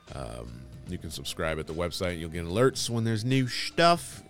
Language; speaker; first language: English; native; English